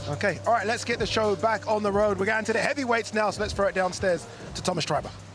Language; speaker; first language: English; native; English